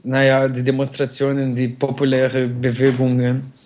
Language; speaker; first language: German; non-native, fluent; Portuguese